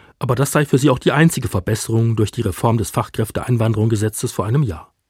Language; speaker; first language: German; native; German